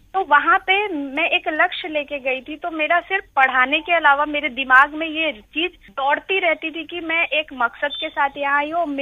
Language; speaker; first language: Hindi; native; Hindi